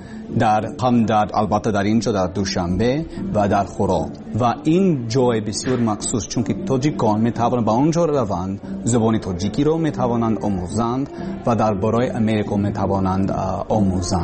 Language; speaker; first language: Persian; non-native, learner; English